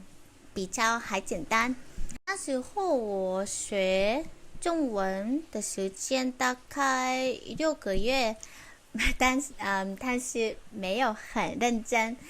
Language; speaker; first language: Chinese; non-native, fluent; Vietnamese